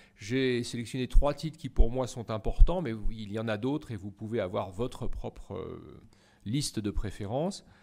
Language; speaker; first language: French; native; French